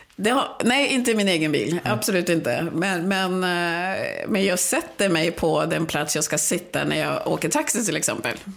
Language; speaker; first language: Swedish; early bilingual, other home language; Swahili